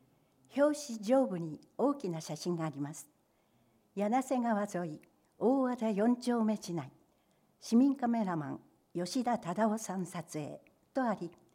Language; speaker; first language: Japanese; native; Japanese